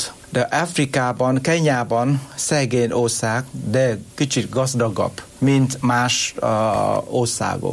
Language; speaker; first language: Hungarian; non-native, learner; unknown